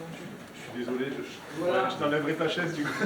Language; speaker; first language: French; native; French